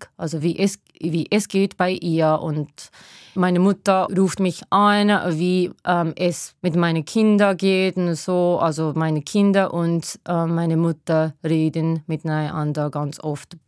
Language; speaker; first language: German; non-native, learner; Japanese